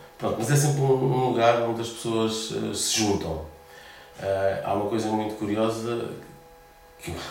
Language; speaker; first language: Portuguese; native; Portuguese